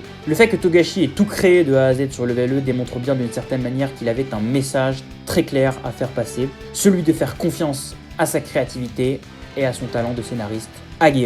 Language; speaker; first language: French; native; French